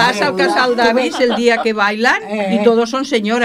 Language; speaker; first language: Catalan; native; Catalan